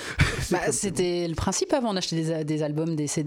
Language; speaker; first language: French; native; French